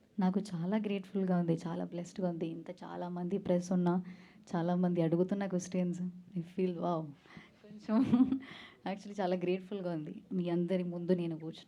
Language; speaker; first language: Telugu; non-native, learner; Malayalam